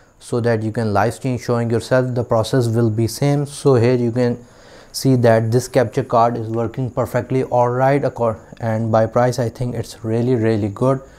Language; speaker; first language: English; non-native, local second language; Urdu